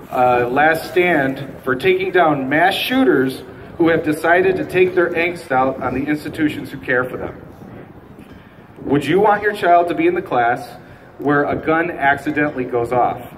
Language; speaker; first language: English; native; English